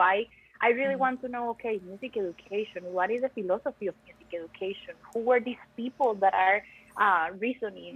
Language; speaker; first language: English; non-native, fluent; Spanish